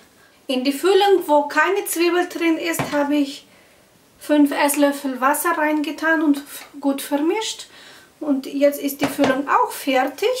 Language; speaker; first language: German; non-native, fluent; Russian